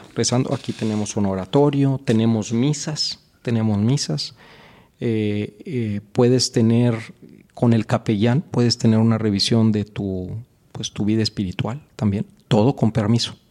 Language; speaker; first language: Spanish; native; Spanish